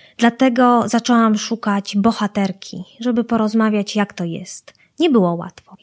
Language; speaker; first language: Polish; native; Polish